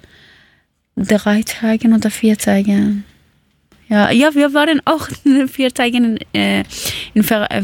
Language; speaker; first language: German; non-native, learner; Persian